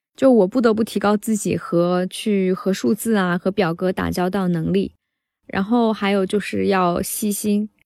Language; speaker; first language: Chinese; native; Chinese